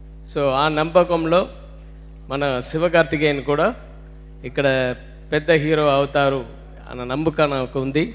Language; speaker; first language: Telugu; non-native, learner; Tamil